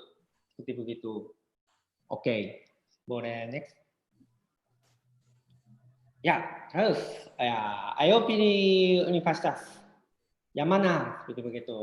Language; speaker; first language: Indonesian; non-native, fluent; Japanese